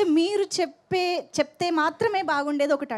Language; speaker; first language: Telugu; native; Telugu